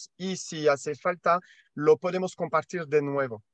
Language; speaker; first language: Spanish; non-native, learner; French